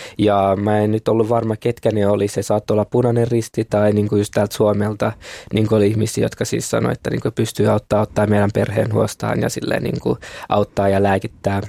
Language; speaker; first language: Finnish; early bilingual, other home language; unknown